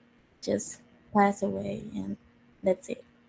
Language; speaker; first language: English; non-native, learner; Spanish